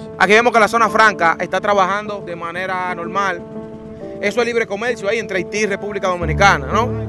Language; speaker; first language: Spanish; native; Spanish